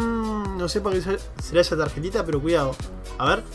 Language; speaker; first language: Spanish; native; Spanish